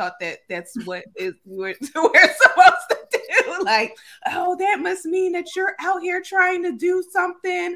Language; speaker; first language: English; native; English